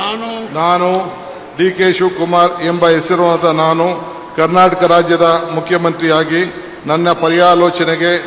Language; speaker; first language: Kannada; native; Kannada